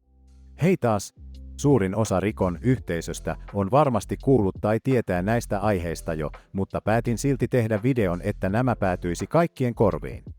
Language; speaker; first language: Finnish; native; Finnish